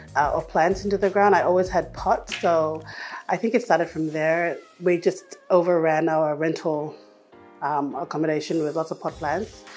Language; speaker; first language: English; non-native, fluent; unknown